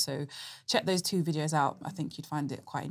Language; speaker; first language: English; native; English